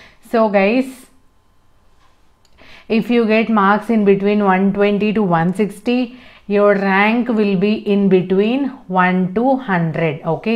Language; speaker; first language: English; non-native, local second language; Telugu